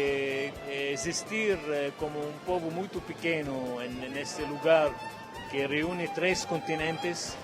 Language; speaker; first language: Portuguese; non-native, fluent; Arabic